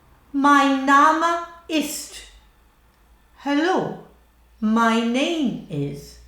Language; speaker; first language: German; non-native, fluent; English